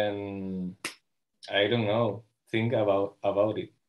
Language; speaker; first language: English; non-native, learner; Spanish